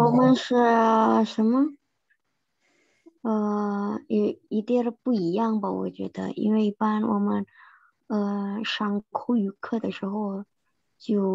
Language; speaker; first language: Chinese; non-native, fluent; Indonesian